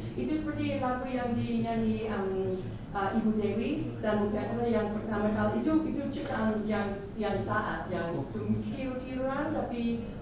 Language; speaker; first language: Indonesian; non-native, fluent; English